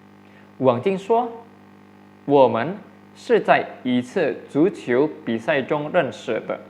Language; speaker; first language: Chinese; non-native, fluent; Indonesian